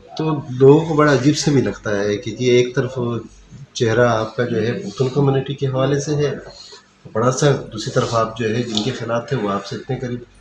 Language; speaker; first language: Urdu; non-native, local second language; Pashto